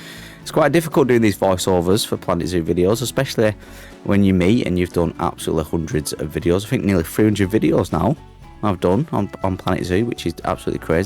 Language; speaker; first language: English; native; English